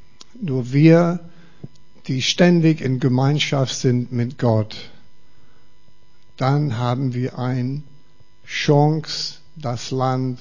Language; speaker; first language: German; non-native, fluent; English